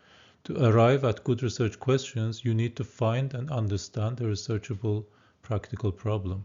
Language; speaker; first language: English; non-native, fluent; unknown